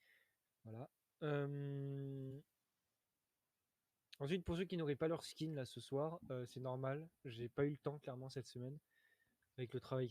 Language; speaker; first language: French; native; French